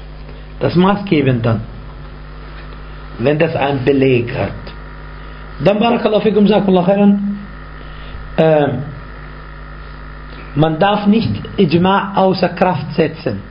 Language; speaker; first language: German; non-native, fluent; Arabic